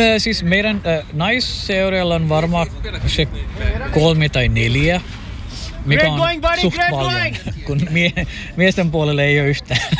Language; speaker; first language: Finnish; non-native, fluent; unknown